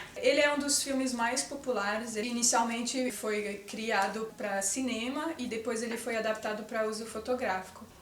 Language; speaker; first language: Portuguese; non-native, fluent; French